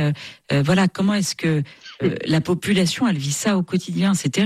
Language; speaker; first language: French; native; French